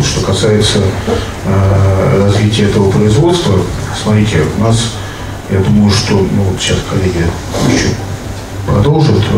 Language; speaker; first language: Russian; native; Russian